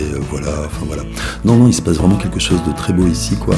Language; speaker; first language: French; native; French